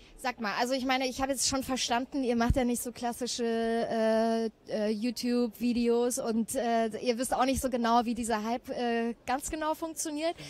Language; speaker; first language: German; native; German